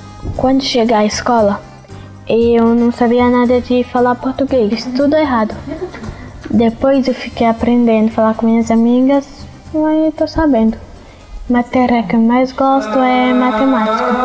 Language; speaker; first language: Portuguese; early bilingual, other home language; Arabic